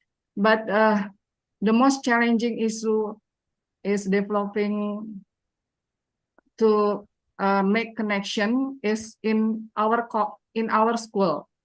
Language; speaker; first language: English; non-native, learner; Indonesian